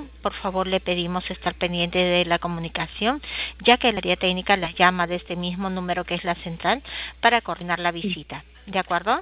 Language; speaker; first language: Spanish; native; Spanish